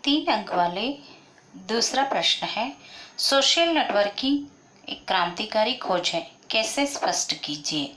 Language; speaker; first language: Hindi; non-native, local second language; Kannada